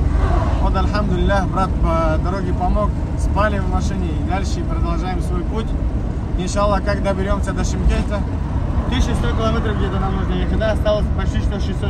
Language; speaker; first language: Russian; non-native, fluent; Tajik